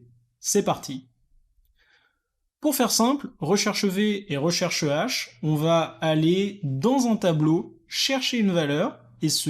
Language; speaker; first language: French; native; French